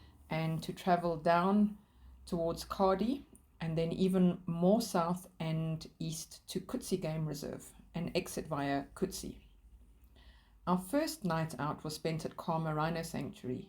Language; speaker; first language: English; native; English